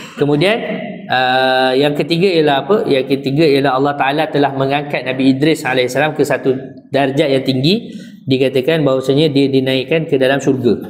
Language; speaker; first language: Malay; native; Malay